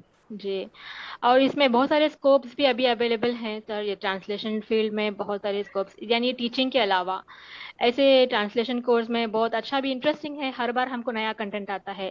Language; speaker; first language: Hindi; native; Hindi